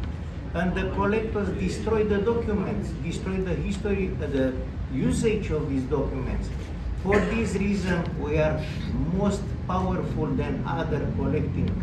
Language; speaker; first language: English; non-native, learner; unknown